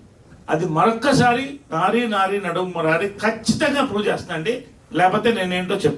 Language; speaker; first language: Telugu; native; Telugu